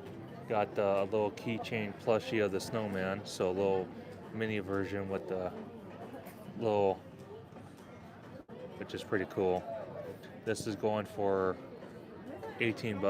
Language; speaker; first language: English; native; English